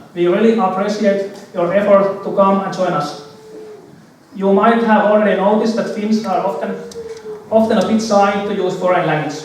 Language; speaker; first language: English; non-native, fluent; Finnish